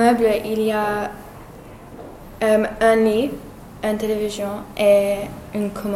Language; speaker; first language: French; non-native, learner; English